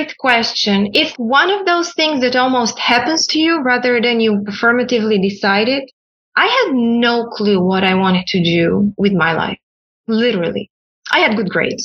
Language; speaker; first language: English; non-native, fluent; Bulgarian